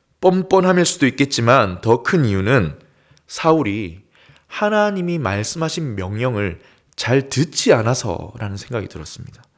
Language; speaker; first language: Korean; native; Korean